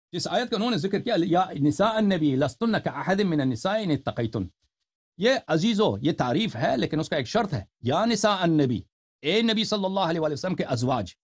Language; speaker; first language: Urdu; non-native, fluent; Persian